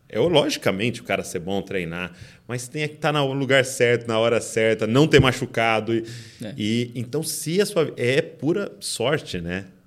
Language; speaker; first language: Portuguese; native; Portuguese